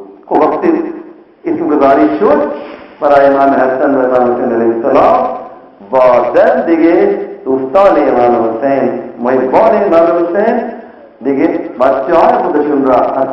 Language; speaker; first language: Persian; non-native, fluent; Urdu